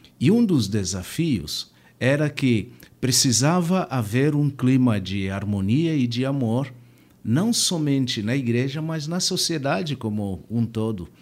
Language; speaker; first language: Portuguese; native; Portuguese